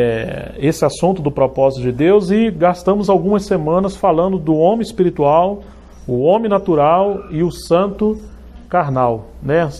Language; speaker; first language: Portuguese; native; Portuguese